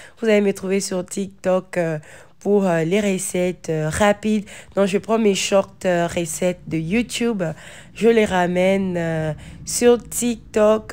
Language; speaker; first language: French; non-native, local second language; Lingala